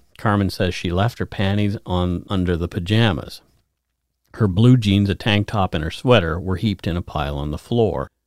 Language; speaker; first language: English; native; English